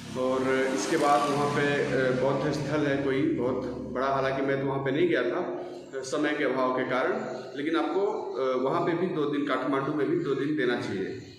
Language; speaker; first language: Hindi; native; Hindi